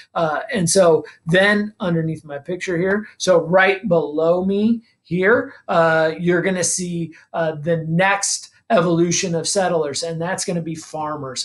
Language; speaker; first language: English; native; English